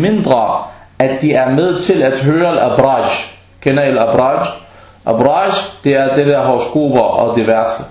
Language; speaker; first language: Danish; non-native, fluent; Arabic